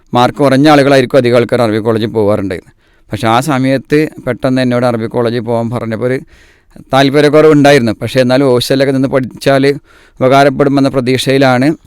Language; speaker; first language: Malayalam; native; Malayalam